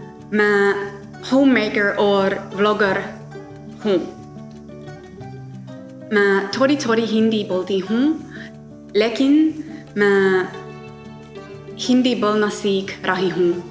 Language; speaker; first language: Hindi; non-native, learner; Finnish